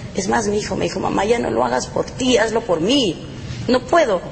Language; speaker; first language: Spanish; native; Spanish